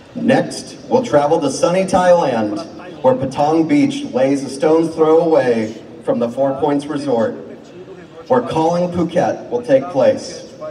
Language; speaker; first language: English; native; English